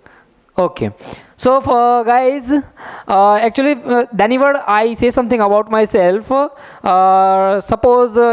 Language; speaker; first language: English; non-native, fluent; Hindi